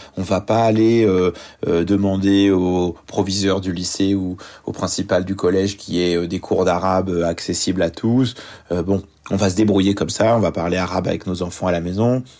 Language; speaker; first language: French; early bilingual, other home language; Arabic